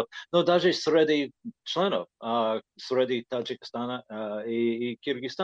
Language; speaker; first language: Russian; non-native, fluent; English